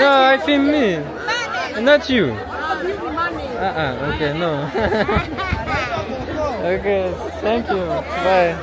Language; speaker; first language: English; non-native, learner; French